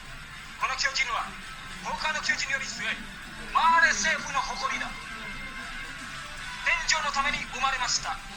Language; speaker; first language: Japanese; non-native, learner; Indonesian